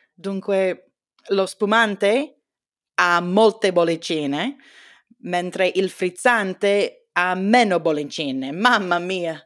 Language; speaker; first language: Italian; non-native, learner; English